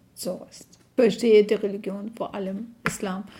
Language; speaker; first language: German; non-native, fluent; Arabic